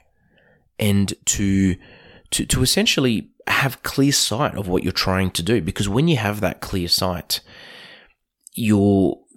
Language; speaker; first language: English; native; English